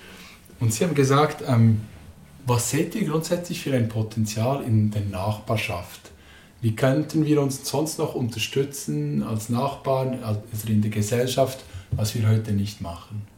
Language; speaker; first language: German; native; German